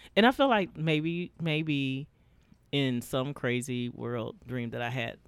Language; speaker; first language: English; native; English